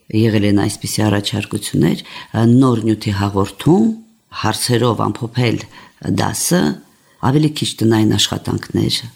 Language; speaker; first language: Armenian; native; Armenian